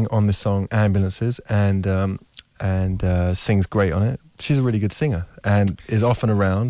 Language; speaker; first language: English; native; English